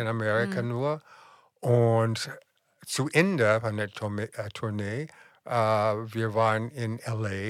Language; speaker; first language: German; non-native, fluent; English